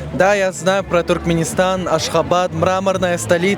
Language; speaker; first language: Russian; non-native, local second language; Chechen